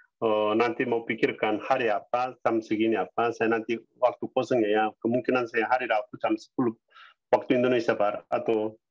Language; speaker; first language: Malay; non-native, learner; Korean